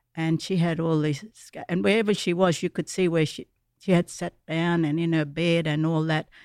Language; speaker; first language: English; native; English